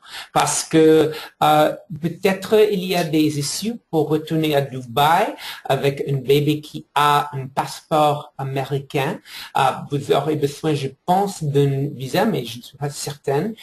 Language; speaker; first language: French; non-native, fluent; English